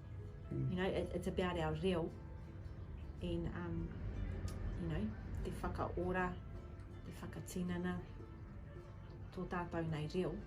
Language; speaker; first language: Māori; non-native, local second language; English